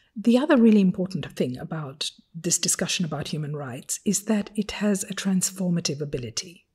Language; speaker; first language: English; non-native, fluent; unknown